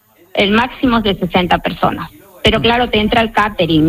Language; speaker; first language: Spanish; native; Spanish